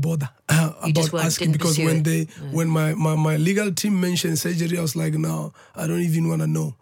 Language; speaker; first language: English; non-native, local second language; Northern Sotho